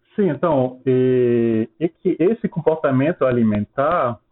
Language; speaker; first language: Portuguese; non-native, fluent; French